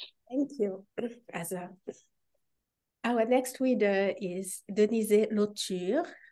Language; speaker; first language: English; non-native, fluent; Haitian Creole